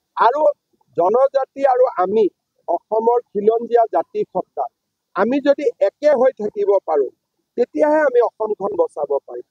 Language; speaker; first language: Assamese; native; Assamese